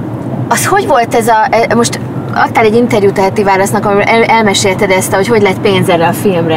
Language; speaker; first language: Hungarian; native; Hungarian